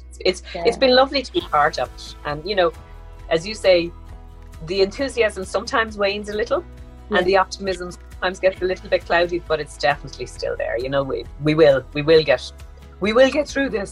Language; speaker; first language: English; native; English